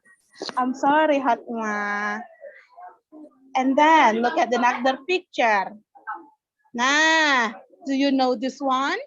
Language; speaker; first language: English; non-native, learner; Indonesian